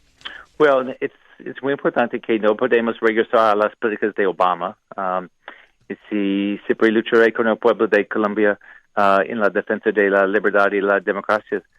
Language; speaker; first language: Spanish; non-native, learner; English